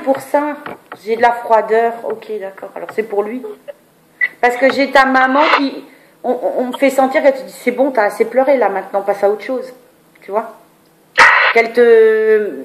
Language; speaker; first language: French; native; French